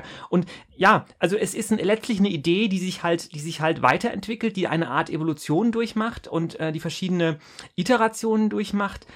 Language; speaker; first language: German; native; German